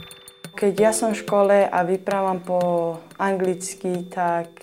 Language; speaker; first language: Slovak; early bilingual, heritage; Slovak